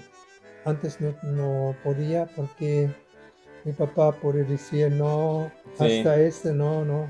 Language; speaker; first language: Spanish; non-native, learner; German